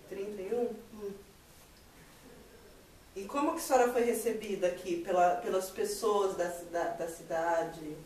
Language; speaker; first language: Portuguese; native; Portuguese